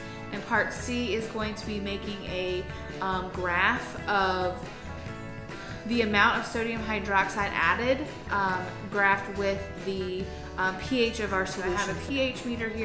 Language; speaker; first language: English; native; English